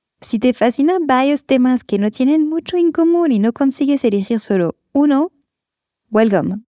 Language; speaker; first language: Spanish; non-native, fluent; French